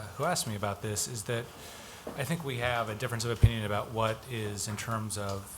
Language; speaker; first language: English; native; English